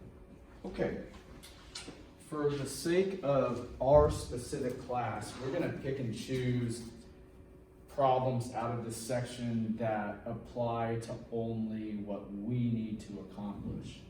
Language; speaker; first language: English; native; English